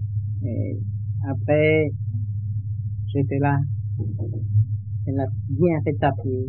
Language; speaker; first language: French; non-native, learner; Vietnamese